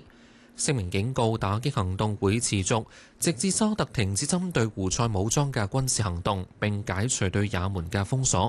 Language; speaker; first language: Chinese; non-native, local second language; Cantonese